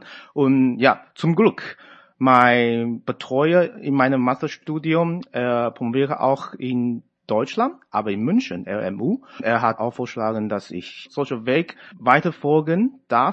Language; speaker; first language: German; non-native, fluent; Chinese